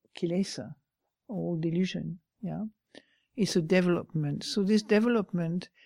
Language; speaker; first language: English; non-native, fluent; French